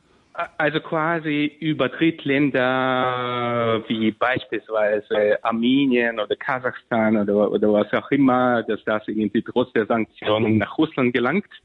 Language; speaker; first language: German; non-native, fluent; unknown